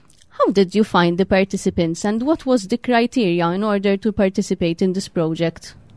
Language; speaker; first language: English; non-native, local second language; Maltese